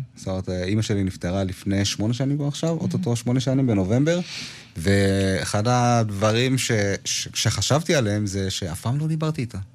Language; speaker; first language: Hebrew; early bilingual, other home language; Amharic